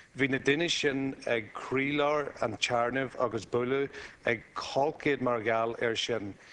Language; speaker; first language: Irish; non-native, local second language; English